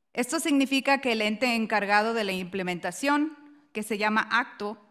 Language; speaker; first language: Spanish; native; Spanish